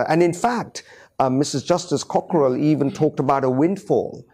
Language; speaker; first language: English; native; English